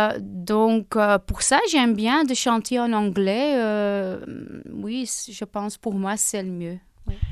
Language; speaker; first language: French; non-native, local second language; Dutch